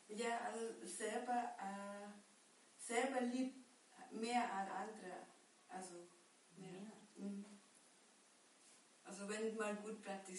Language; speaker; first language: German; non-native, learner; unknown